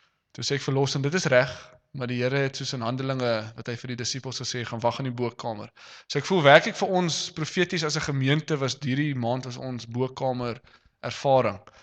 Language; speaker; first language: Afrikaans; native; Afrikaans